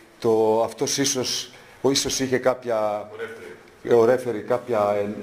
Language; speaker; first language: Greek; non-native, fluent; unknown